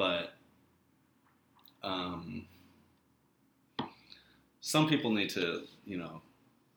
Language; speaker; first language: English; native; English